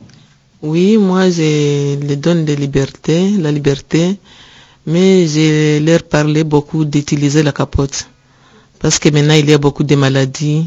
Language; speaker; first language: French; non-native, learner; Rundi